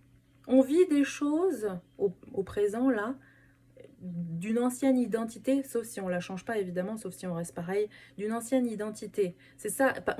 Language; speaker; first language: French; native; French